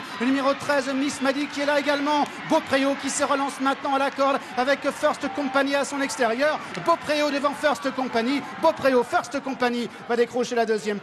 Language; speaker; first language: French; native; French